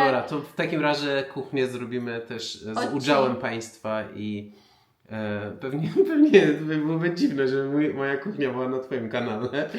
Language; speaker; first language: Polish; non-native, fluent; Persian